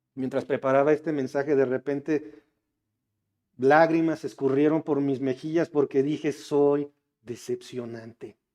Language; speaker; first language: Spanish; native; Spanish